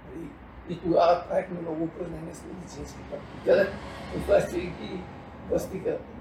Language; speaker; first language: Bulgarian; native; Bulgarian